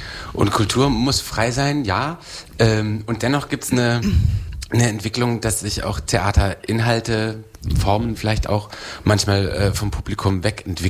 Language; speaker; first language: German; native; German